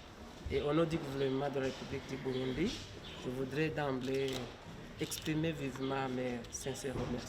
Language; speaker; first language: French; non-native, local second language; Rundi